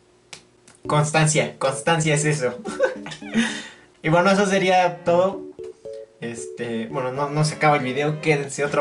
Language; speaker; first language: Spanish; native; Spanish